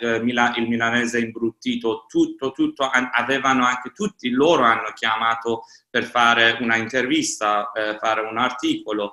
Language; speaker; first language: Italian; non-native, fluent; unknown